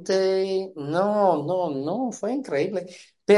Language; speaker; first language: Spanish; non-native, fluent; English